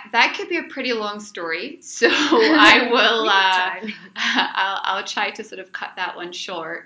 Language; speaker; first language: English; native; English